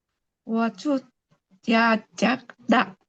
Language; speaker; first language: Chinese; non-native, learner; Indonesian